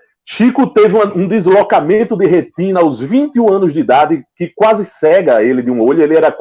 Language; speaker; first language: Portuguese; native; Portuguese